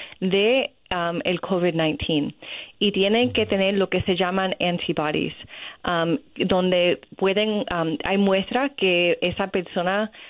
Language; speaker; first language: Spanish; early bilingual, other home language; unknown